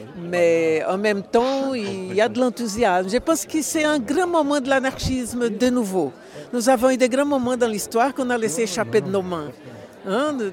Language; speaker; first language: French; non-native, fluent; Portuguese